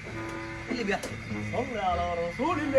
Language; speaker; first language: Arabic; native; Arabic